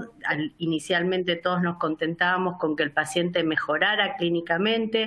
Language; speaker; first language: Spanish; native; Spanish